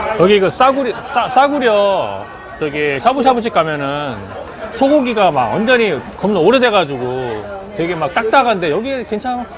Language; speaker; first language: Korean; native; Korean